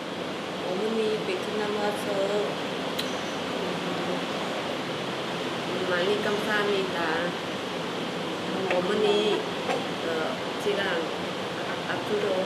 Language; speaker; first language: Korean; non-native, learner; Vietnamese